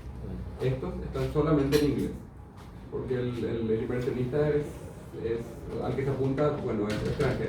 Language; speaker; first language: Spanish; native; Spanish